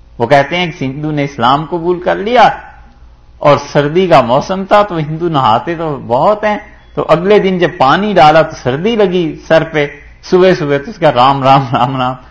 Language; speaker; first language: Urdu; native; Urdu